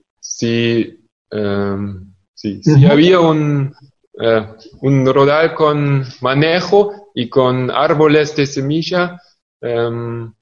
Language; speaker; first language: Spanish; non-native, fluent; German